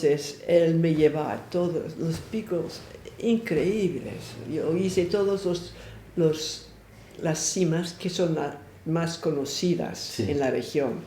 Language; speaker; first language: Spanish; non-native, fluent; English